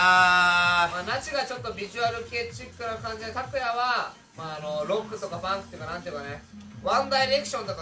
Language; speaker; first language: Japanese; native; Japanese